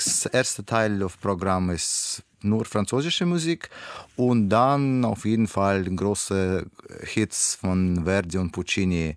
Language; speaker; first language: German; non-native, learner; Russian